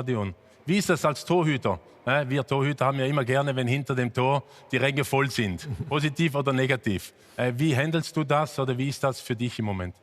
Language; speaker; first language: German; native; German